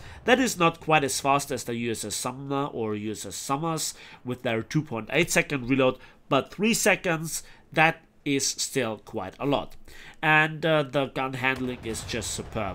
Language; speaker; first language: English; non-native, fluent; German